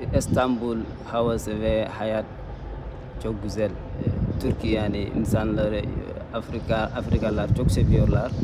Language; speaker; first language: Turkish; non-native, learner; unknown